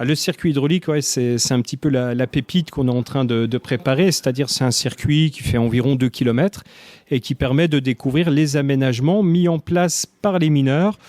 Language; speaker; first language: French; native; French